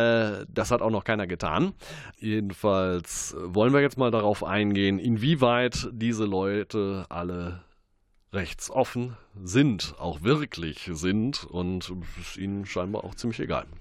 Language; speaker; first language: German; native; German